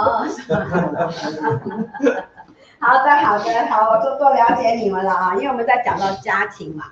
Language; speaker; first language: Chinese; native; Chinese